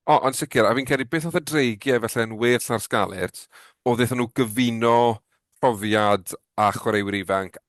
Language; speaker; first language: Welsh; native; Welsh